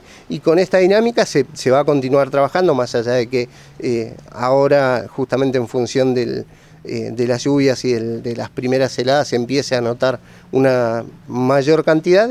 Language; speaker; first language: Spanish; native; Spanish